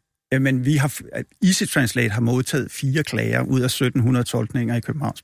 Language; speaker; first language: Danish; native; Danish